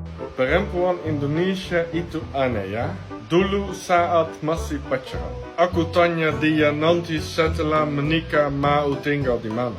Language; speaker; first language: Indonesian; non-native, learner; Dutch